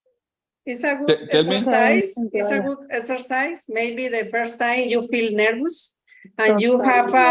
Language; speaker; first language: English; non-native, learner; Spanish